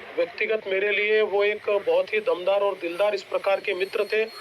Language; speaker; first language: Hindi; non-native, local second language; Marathi